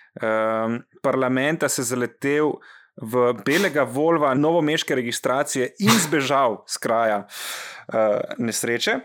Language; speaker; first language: Slovenian; native; Slovenian